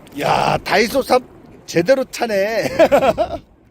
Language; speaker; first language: Korean; native; Korean